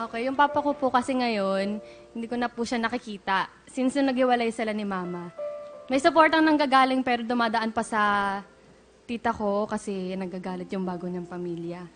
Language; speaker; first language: Filipino; non-native, local second language; Cebuano